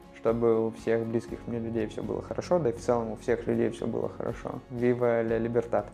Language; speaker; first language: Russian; native; Russian